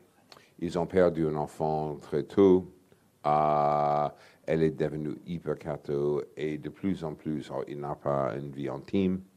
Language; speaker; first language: French; non-native, fluent; English